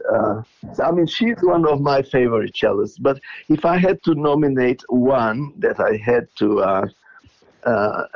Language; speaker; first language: English; non-native, fluent; Portuguese